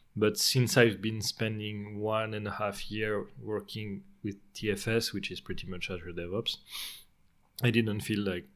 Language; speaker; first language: English; non-native, fluent; French